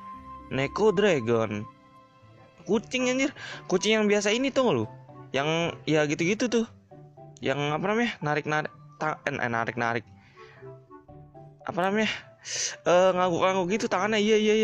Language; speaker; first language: Indonesian; native; Indonesian